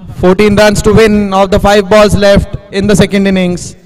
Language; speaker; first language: English; non-native, local second language; Marathi